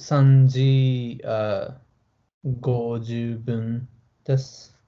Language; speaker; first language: Japanese; non-native, learner; English